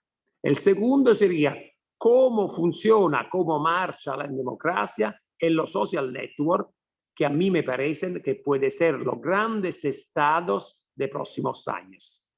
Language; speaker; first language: Spanish; non-native, fluent; Italian